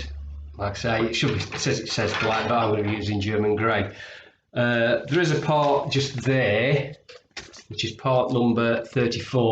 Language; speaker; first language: English; native; English